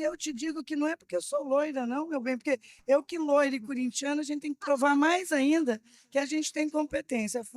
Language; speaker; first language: Portuguese; native; Portuguese